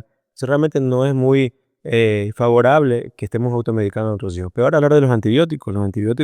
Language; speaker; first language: Spanish; native; Spanish